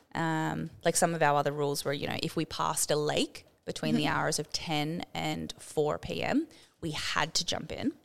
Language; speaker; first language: English; native; English